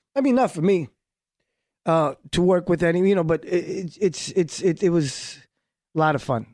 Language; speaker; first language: English; early bilingual, other home language; Hebrew